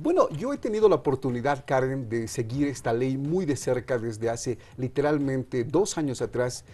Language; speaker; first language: Spanish; native; Spanish